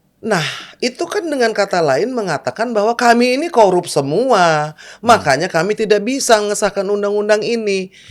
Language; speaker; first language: Indonesian; native; Indonesian